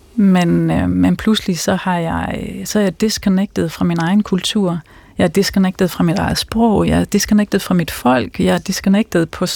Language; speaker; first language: Danish; early bilingual, other home language; Persian